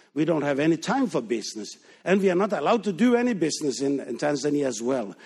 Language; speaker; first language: English; non-native, fluent; Danish